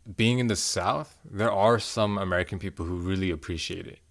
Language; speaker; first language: English; early bilingual, other home language; Korean